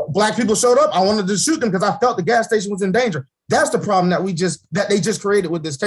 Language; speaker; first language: English; native; English